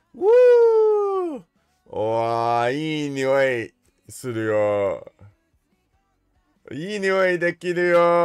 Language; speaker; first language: Japanese; non-native, learner; English